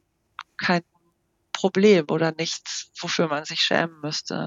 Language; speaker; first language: German; native; German